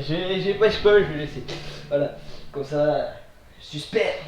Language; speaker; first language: French; native; French